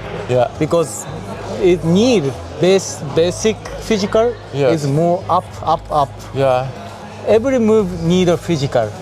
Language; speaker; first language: English; non-native, learner; Japanese